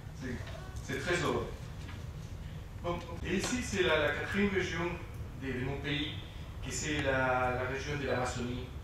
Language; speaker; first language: French; non-native, fluent; Spanish